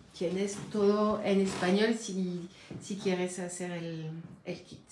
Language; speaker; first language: Spanish; non-native, learner; French